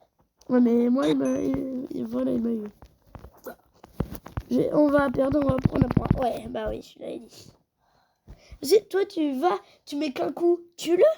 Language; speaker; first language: French; native; French